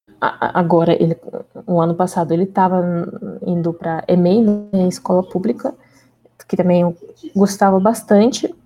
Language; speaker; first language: Portuguese; non-native, fluent; Russian